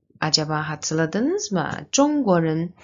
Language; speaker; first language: Turkish; non-native, learner; Chinese